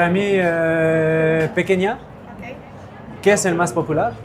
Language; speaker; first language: Spanish; non-native, learner; French